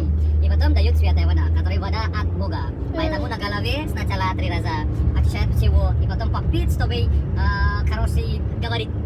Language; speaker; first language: Russian; non-native, learner; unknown